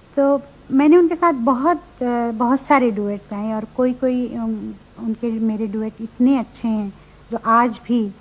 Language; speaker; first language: Hindi; non-native, local second language; Marathi